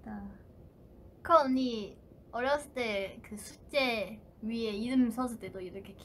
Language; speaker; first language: Korean; non-native, fluent; Chinese